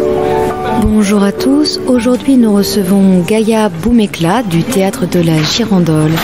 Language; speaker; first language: French; native; French